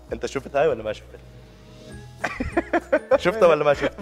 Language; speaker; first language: Arabic; early bilingual, heritage; Arabic